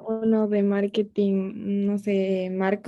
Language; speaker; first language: Spanish; native; Spanish